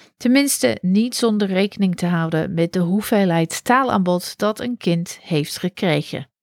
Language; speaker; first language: Dutch; non-native, fluent; English